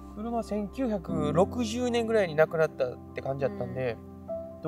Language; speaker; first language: Japanese; native; Japanese